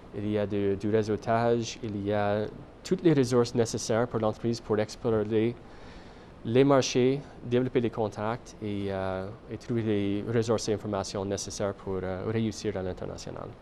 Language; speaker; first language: French; non-native, fluent; English